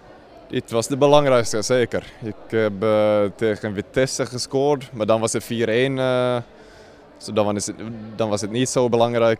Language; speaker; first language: Dutch; non-native, fluent; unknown